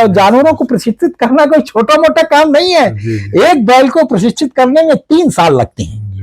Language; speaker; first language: Hindi; native; Hindi